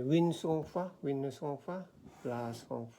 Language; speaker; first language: French; non-native, learner; Korean